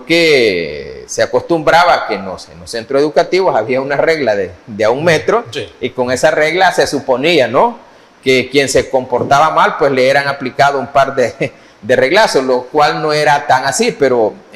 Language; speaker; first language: Spanish; native; Spanish